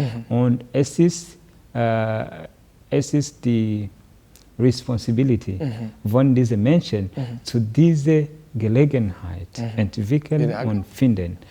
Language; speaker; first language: German; non-native, learner; Kinyarwanda